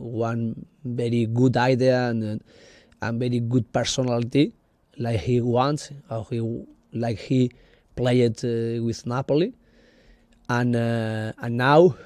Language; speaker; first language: English; non-native, learner; Spanish